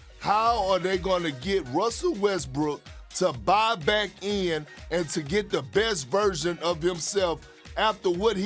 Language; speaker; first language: English; native; English